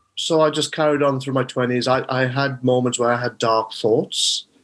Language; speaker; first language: English; native; English